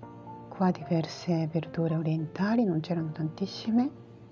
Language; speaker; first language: Italian; non-native, learner; Japanese